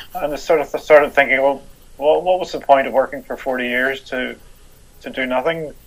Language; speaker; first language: English; native; English